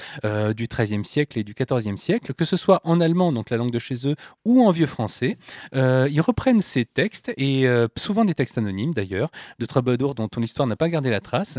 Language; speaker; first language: French; native; French